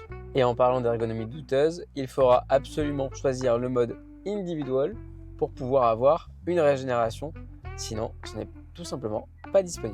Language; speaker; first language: French; native; French